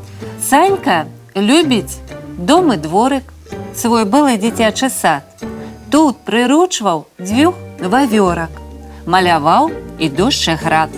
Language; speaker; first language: Belarusian; native; Belarusian